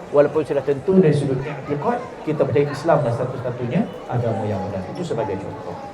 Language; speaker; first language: Malay; native; Malay